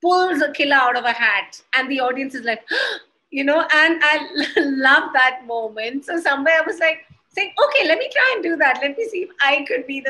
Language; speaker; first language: English; non-native, local second language; Hindi